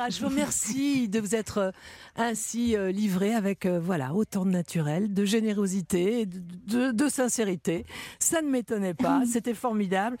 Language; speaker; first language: French; native; French